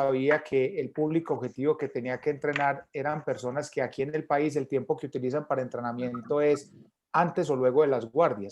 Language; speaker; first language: Spanish; native; Spanish